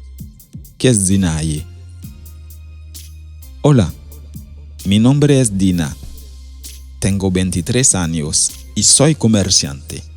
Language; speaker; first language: Spanish; non-native, fluent; Haitian Creole